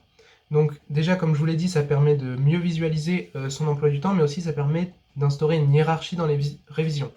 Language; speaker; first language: French; native; French